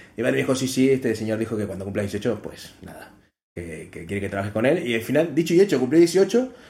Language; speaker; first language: Spanish; native; Spanish